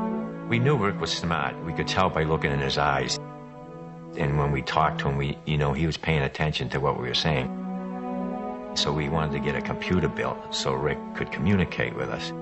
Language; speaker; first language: English; native; English